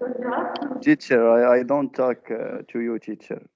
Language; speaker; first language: English; non-native, learner; Arabic